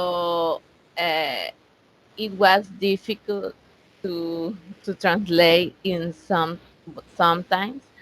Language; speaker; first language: English; non-native, learner; Spanish